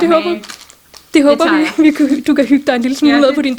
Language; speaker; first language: Danish; native; Danish